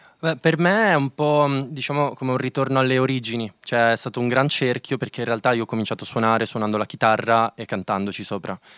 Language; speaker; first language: Italian; native; Italian